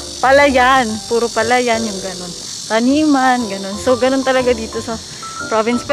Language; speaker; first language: Filipino; native; Filipino